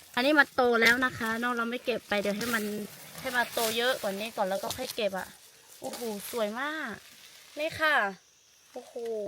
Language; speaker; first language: Thai; non-native, local second language; Lahu